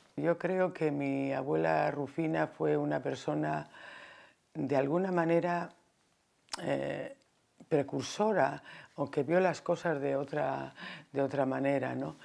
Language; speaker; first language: Spanish; native; Spanish